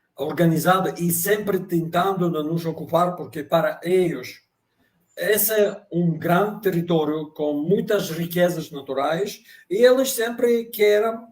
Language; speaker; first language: Portuguese; non-native, fluent; Russian